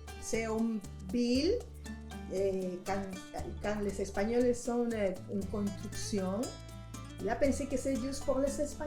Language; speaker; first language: French; non-native, fluent; Spanish